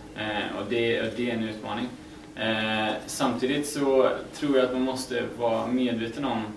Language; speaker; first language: Swedish; native; Swedish